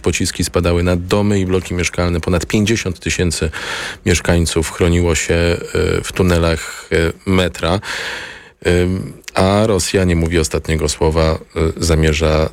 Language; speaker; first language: Polish; native; Polish